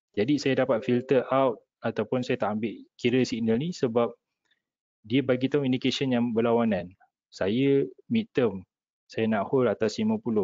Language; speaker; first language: Malay; native; Malay